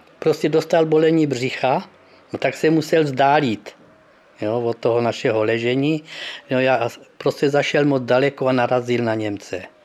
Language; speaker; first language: Czech; early bilingual, heritage; Czech